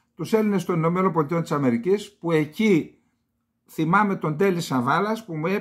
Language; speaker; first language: Greek; native; Greek